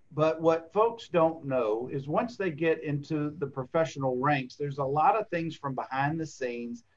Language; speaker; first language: English; native; English